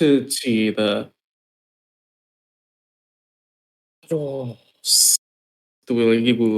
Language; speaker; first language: Chinese; non-native, learner; Indonesian